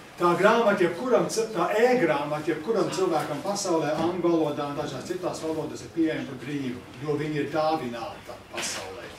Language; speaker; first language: Latvian; early bilingual, heritage; English